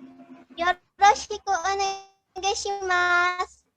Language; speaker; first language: Japanese; non-native, learner; Filipino